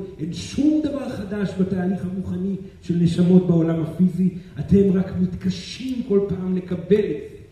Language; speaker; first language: Hebrew; non-native, fluent; Portuguese